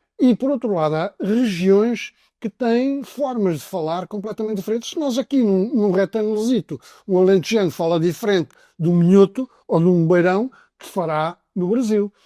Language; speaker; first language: Portuguese; native; Portuguese